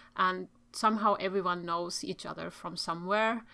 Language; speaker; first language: English; non-native, fluent; Czech